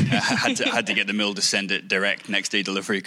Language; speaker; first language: English; native; English